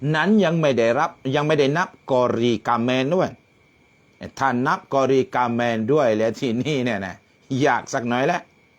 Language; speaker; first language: Thai; non-native, local second language; Malay